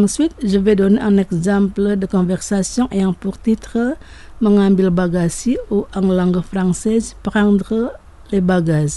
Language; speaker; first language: French; non-native, fluent; Indonesian